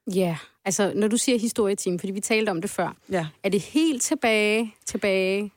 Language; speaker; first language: Danish; early bilingual, other home language; Arabic